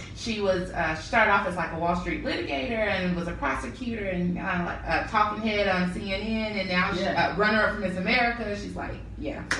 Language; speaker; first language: English; native; English